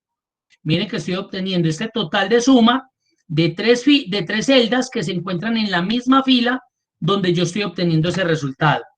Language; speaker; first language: Spanish; native; Spanish